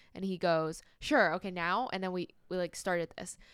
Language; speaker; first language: English; non-native, local second language; Cantonese